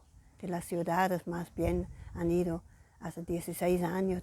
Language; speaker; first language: Spanish; non-native, fluent; German